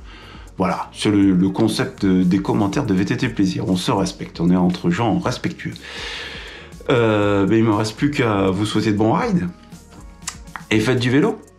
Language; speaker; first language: French; native; French